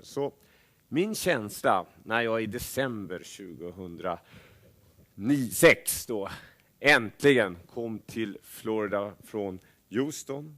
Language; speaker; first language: Swedish; native; Swedish